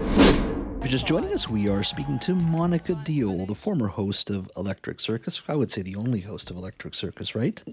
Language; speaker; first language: English; native; English